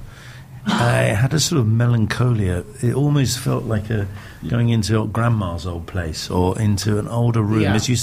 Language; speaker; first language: English; native; English